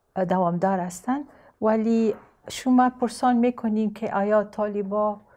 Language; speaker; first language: Persian; non-native, learner; Arabic